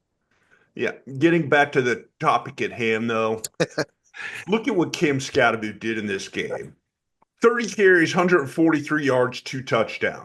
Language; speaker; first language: English; native; English